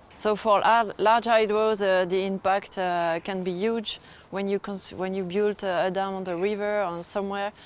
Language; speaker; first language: English; non-native, fluent; French